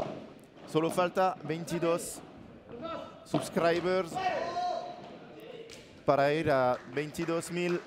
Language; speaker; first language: Spanish; non-native, learner; French